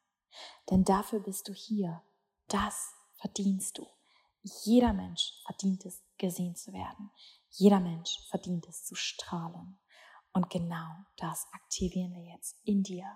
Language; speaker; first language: German; native; German